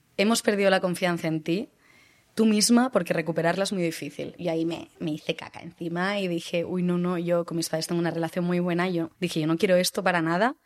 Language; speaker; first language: Spanish; native; Spanish